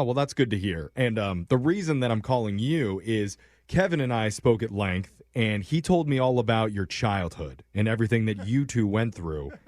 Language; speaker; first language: English; native; English